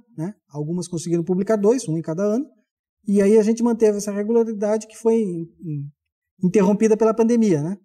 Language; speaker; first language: Portuguese; native; Portuguese